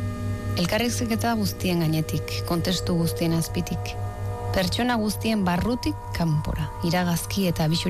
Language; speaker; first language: Basque; native; Basque